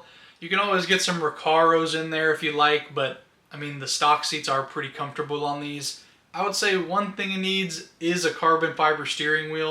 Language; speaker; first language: English; native; English